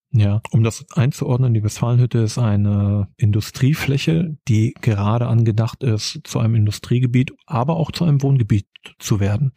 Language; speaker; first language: German; native; German